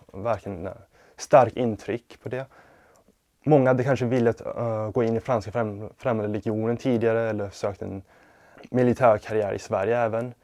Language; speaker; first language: Swedish; non-native, fluent; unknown